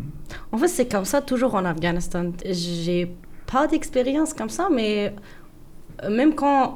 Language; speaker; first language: French; non-native, learner; Persian